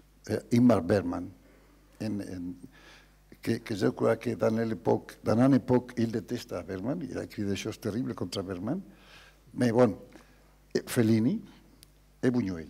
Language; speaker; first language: French; non-native, learner; Spanish